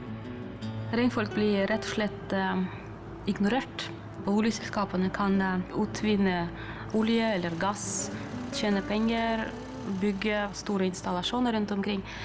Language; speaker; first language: Norwegian; non-native, fluent; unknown